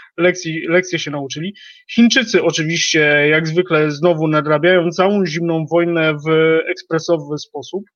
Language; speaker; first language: Polish; native; Polish